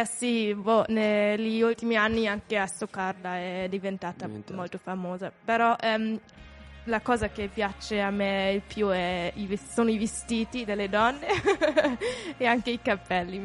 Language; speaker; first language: Italian; non-native, fluent; German